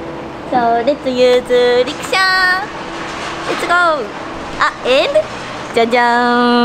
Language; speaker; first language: English; non-native, learner; Japanese